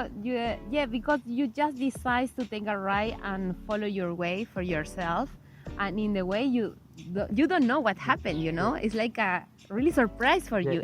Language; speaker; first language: English; non-native, learner; Spanish